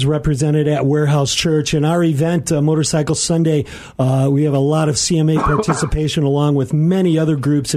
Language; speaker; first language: English; native; English